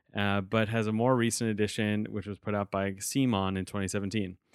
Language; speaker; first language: English; native; English